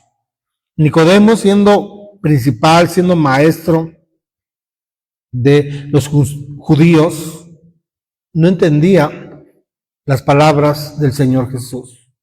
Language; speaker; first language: Spanish; native; Spanish